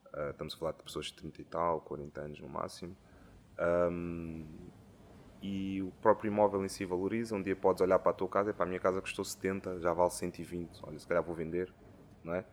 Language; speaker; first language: Portuguese; native; Portuguese